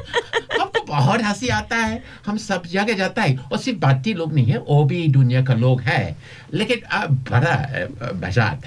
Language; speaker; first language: Hindi; non-native, learner; English